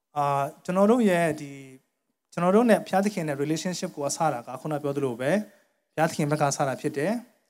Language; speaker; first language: Burmese; non-native, local second language; Tedim Chin